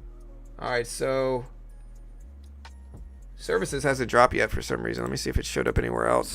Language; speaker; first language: English; native; English